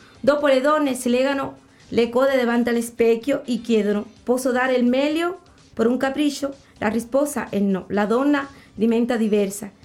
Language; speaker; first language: Italian; non-native, fluent; Spanish